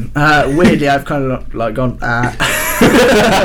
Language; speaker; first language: English; native; English